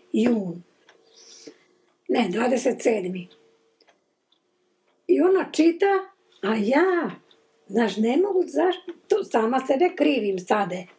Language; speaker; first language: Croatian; non-native, local second language; Slovak